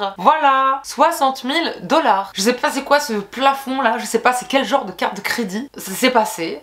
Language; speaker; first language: French; native; French